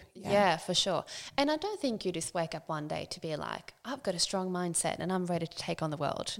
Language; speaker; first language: English; non-native, fluent; Swedish